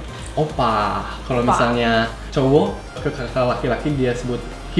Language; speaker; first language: Indonesian; native; Indonesian